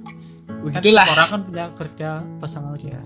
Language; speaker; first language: Indonesian; native; Indonesian